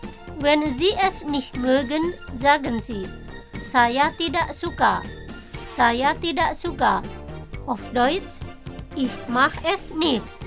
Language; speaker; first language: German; non-native, fluent; Indonesian